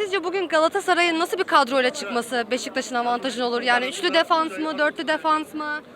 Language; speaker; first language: Turkish; native; Turkish